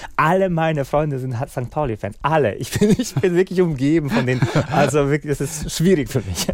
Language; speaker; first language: German; non-native, fluent; Bosnian